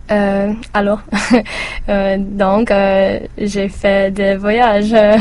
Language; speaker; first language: French; non-native, learner; English